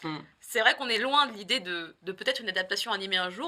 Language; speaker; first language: French; native; French